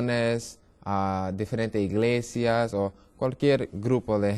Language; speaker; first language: Spanish; non-native, learner; English